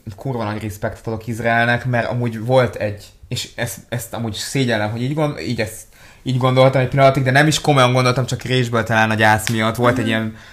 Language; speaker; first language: Hungarian; early bilingual, other home language; Hebrew